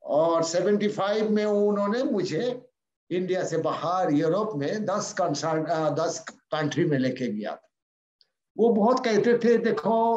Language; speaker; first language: Hindi; non-native, local second language; Bangla